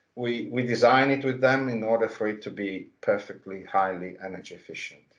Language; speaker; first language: English; non-native, fluent; Italian